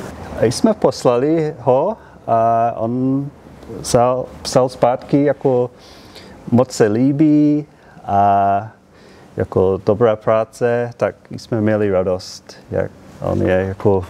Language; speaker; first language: Czech; non-native, learner; English